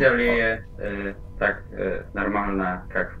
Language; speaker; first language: Russian; non-native, fluent; Polish